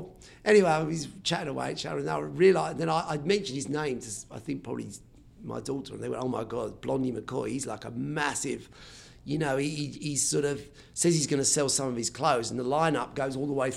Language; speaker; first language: English; native; English